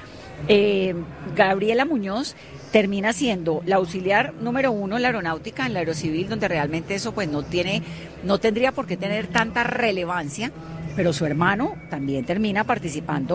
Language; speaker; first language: Spanish; native; Spanish